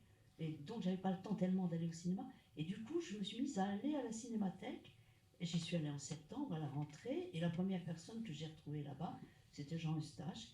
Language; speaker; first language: French; native; French